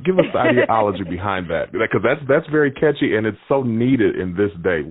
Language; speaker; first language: English; native; English